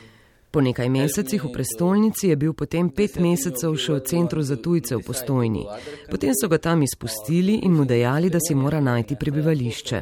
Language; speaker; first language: Slovenian; native; Slovenian